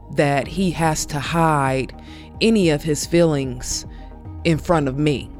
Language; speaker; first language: English; native; English